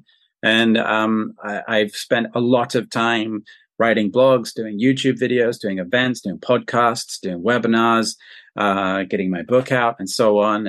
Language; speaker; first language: English; native; English